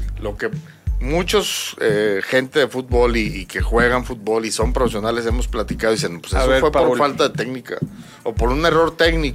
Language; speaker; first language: Spanish; native; Spanish